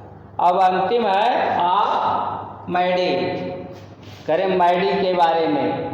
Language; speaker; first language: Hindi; native; Hindi